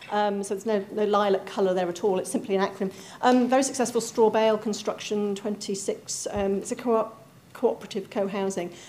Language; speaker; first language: English; native; English